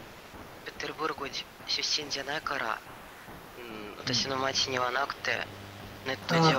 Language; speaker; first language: Japanese; non-native, learner; Russian